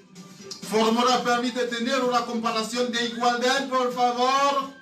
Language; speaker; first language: Spanish; non-native, learner; Haitian Creole